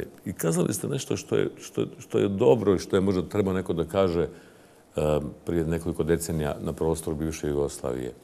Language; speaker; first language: Bosnian; native; Bosnian